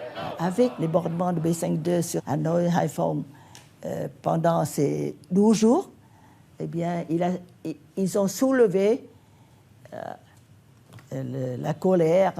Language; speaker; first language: French; non-native, fluent; Vietnamese